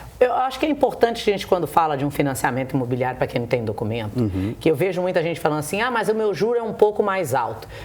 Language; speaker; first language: Portuguese; native; Portuguese